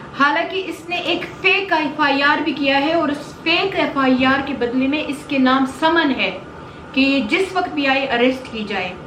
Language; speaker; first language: Urdu; non-native, local second language; Pashto